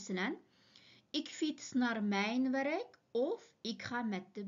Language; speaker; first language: Dutch; non-native, fluent; Uyghur